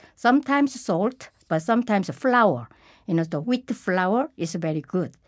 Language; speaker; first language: English; non-native, fluent; Korean